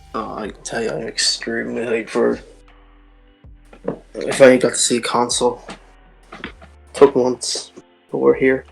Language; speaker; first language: English; native; English